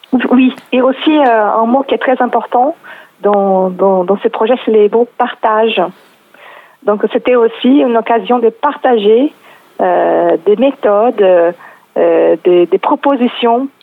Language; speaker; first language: French; non-native, fluent; Portuguese